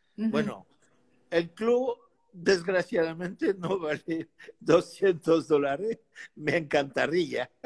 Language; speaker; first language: Spanish; non-native, fluent; French